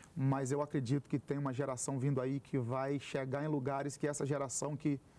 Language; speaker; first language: Portuguese; native; Portuguese